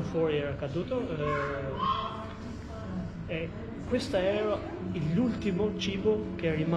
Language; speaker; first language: Italian; non-native, fluent; Albanian